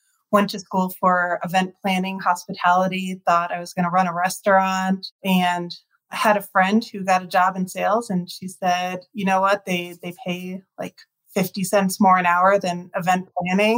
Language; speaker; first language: English; native; English